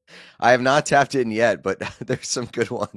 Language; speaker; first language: English; native; English